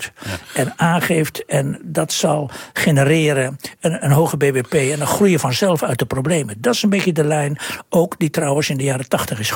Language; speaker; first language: Dutch; native; Dutch